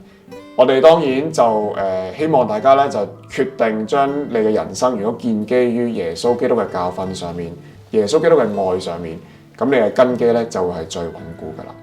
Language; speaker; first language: Cantonese; native; Cantonese